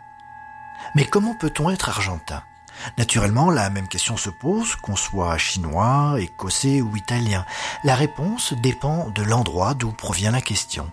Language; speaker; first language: French; native; French